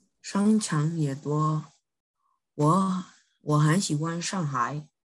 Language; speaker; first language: Chinese; non-native, learner; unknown